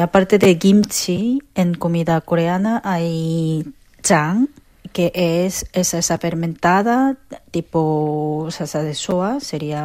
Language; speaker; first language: Spanish; non-native, fluent; Korean